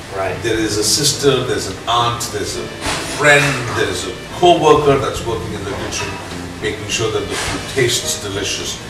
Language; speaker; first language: English; non-native, local second language; Punjabi